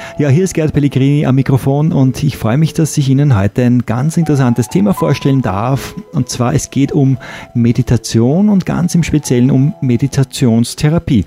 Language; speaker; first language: German; native; German